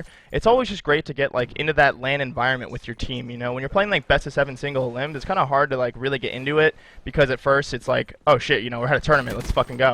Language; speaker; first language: English; native; English